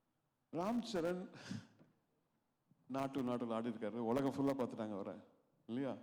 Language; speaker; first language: Tamil; native; Tamil